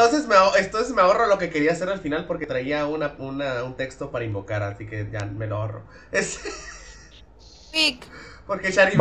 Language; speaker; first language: Spanish; native; Spanish